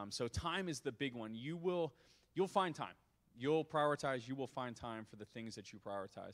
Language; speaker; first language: English; native; English